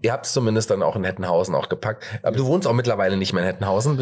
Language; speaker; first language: German; native; German